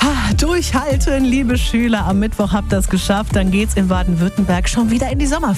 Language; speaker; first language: German; native; German